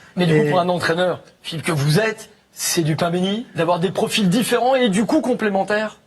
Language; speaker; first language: French; native; French